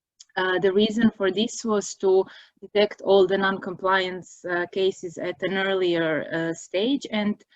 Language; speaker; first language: English; non-native, fluent; Croatian